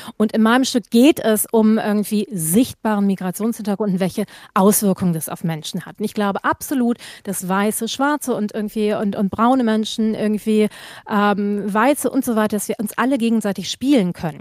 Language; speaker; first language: German; native; German